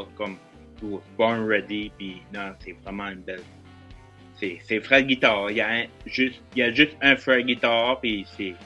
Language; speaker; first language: French; native; French